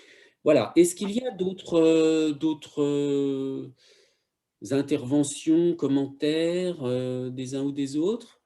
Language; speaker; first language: French; native; French